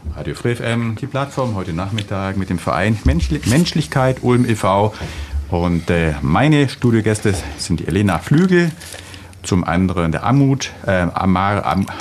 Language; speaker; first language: German; native; German